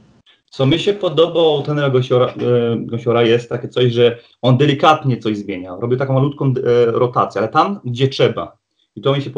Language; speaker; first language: Polish; early bilingual, heritage; Polish